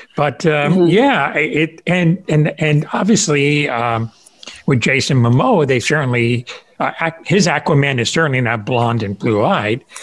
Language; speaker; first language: English; early bilingual, other home language; Spanish